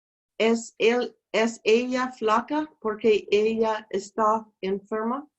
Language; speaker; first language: Spanish; non-native, learner; English